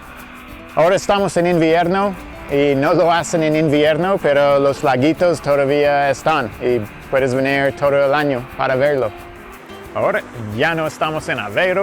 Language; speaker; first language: Spanish; non-native, fluent; English